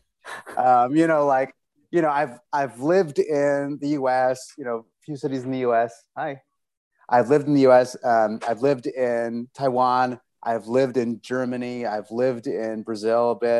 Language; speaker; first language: English; native; English